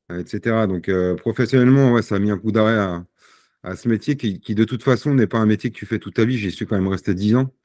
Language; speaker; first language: French; native; French